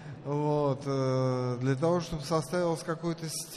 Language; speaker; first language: Russian; native; Russian